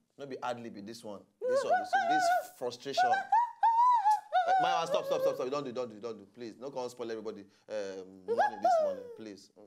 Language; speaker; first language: Nigerian Pidgin; native; Nigerian Pidgin